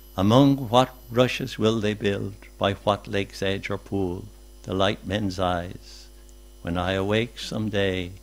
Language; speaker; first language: English; native; English